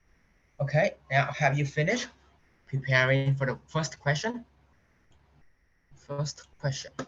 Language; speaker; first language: English; non-native, fluent; Vietnamese